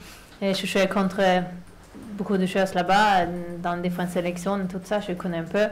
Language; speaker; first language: French; non-native, fluent; Swedish